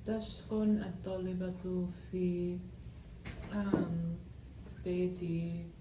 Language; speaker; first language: Arabic; non-native, learner; English